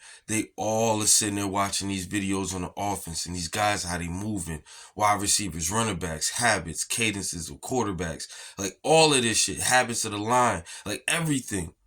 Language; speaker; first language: English; native; English